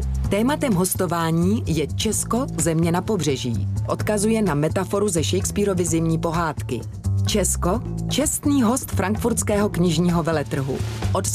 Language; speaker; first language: Czech; native; Czech